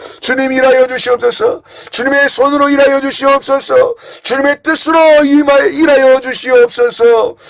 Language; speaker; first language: Korean; native; Korean